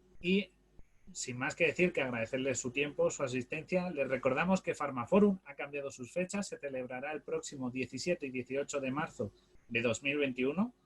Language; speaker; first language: Spanish; native; Spanish